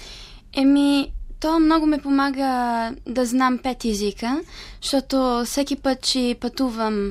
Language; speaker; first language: Bulgarian; early bilingual, heritage; Italian